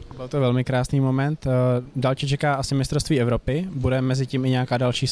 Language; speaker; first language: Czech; native; Czech